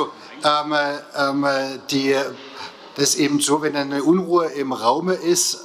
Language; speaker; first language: German; native; German